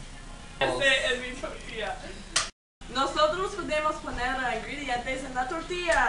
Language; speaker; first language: Spanish; non-native, learner; English